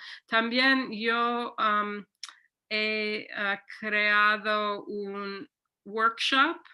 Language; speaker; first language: Spanish; non-native, fluent; English